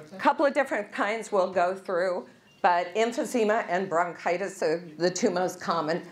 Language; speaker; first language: English; native; English